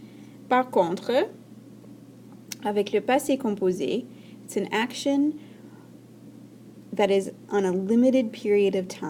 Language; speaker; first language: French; non-native, fluent; English